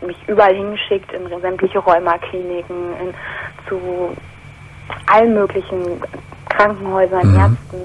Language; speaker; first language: German; native; German